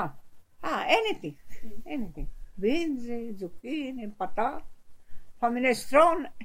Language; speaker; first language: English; non-native, learner; Italian